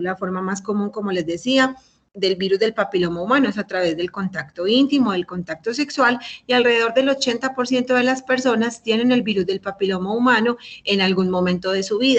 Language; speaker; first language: Spanish; native; Spanish